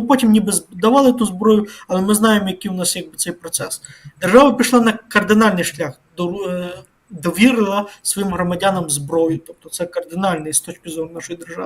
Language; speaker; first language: Ukrainian; native; Ukrainian